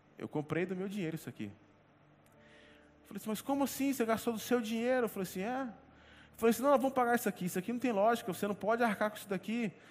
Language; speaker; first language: Portuguese; native; Portuguese